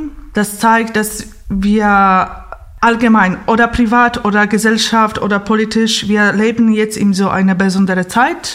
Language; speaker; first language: German; non-native, fluent; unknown